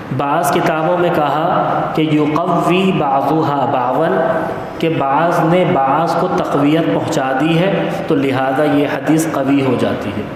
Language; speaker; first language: Urdu; native; Urdu